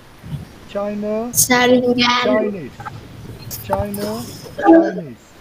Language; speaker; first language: English; non-native, fluent; Vietnamese